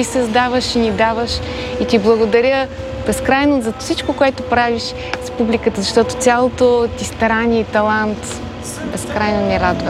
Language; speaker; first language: Bulgarian; native; Bulgarian